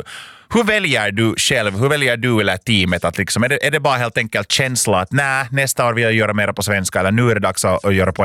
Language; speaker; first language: Swedish; native; Swedish